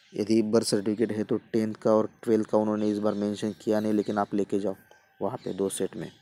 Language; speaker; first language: Hindi; non-native, local second language; Marathi